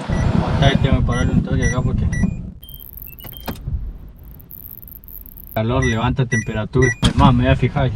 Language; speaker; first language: Spanish; native; Spanish